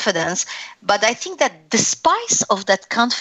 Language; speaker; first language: English; non-native, fluent; Arabic